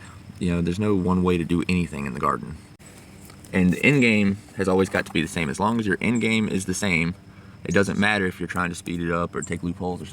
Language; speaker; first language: English; native; English